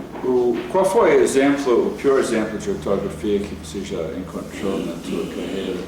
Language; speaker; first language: Portuguese; non-native, fluent; English